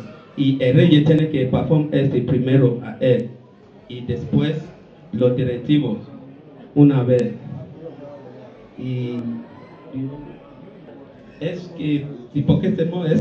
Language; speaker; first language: Spanish; non-native, learner; Bini